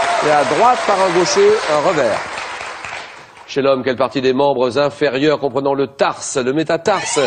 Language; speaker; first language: French; native; French